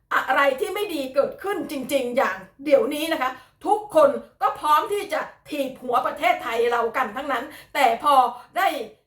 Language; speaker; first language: Thai; native; Thai